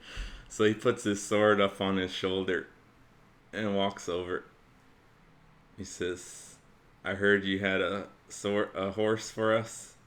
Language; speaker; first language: English; native; English